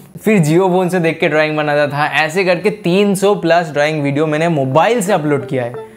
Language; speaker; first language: Hindi; non-native, local second language; Bangla